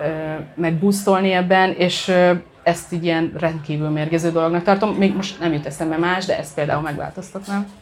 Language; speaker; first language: Hungarian; native; Hungarian